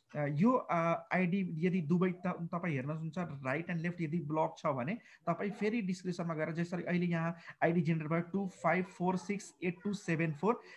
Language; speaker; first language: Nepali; non-native, local second language; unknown